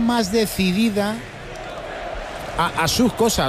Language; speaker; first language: Spanish; native; Spanish